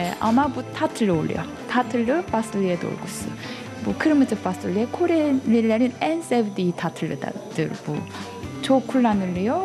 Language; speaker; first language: Turkish; non-native, fluent; Korean